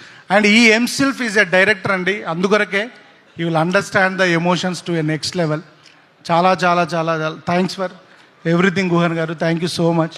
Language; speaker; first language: Telugu; native; Telugu